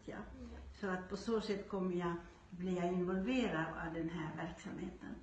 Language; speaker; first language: Swedish; non-native, fluent; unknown